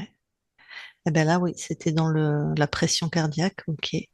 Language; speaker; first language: French; native; French